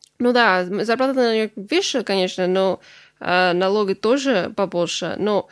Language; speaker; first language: Russian; non-native, fluent; English